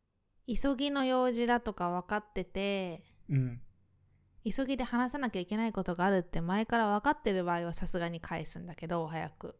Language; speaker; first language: Japanese; native; Japanese